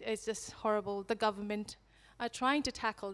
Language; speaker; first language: English; non-native, local second language; Nepali